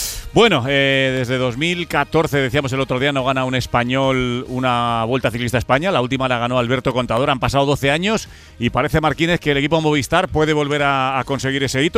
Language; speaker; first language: Spanish; native; Spanish